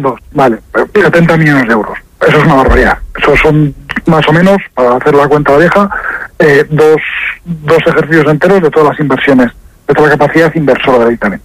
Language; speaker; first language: Spanish; native; Spanish